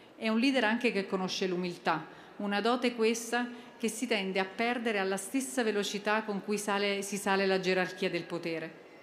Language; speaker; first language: Italian; native; Italian